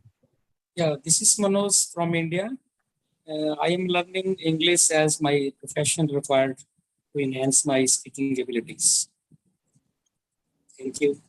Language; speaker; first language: English; non-native, learner; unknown